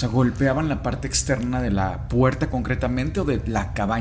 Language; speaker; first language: Spanish; native; Spanish